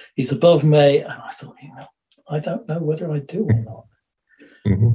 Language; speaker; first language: English; native; English